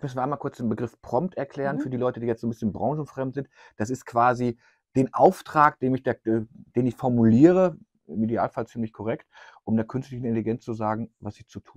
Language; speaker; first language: German; native; German